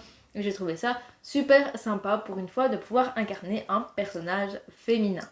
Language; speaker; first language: French; native; French